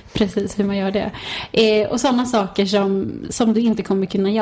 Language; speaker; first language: Swedish; native; Swedish